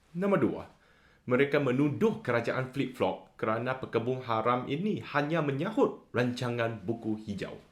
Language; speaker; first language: Malay; non-native, local second language; Chinese